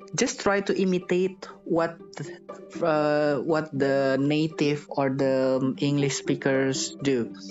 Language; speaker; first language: English; non-native, fluent; Indonesian